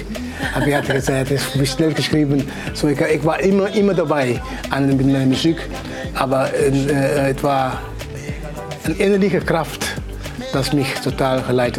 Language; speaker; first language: German; non-native, fluent; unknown